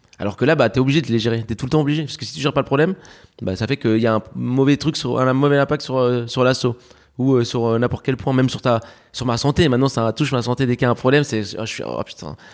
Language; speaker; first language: French; early bilingual, other home language; Spanish